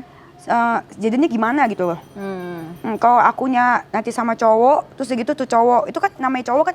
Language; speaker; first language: Indonesian; native; Indonesian